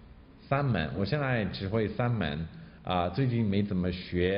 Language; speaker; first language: Chinese; non-native, fluent; English